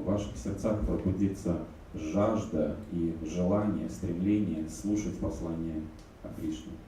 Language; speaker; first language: Russian; native; Russian